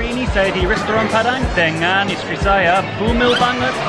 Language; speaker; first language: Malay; non-native, learner; English